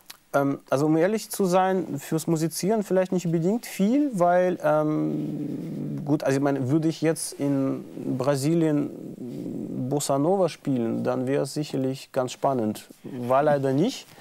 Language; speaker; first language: German; non-native, fluent; Russian